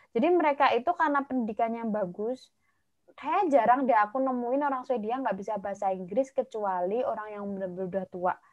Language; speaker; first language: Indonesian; native; Indonesian